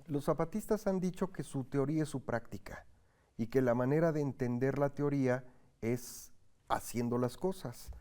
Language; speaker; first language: Spanish; native; Spanish